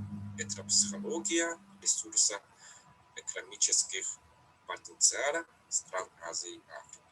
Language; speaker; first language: Russian; non-native, fluent; Chinese